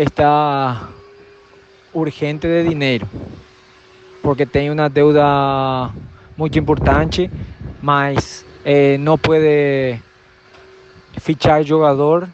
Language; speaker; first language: Portuguese; non-native, learner; Spanish